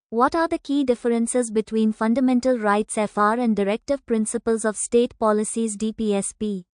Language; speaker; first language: English; non-native, local second language; Tamil